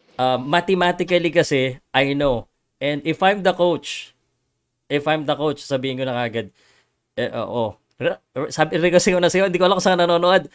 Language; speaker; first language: Filipino; native; Filipino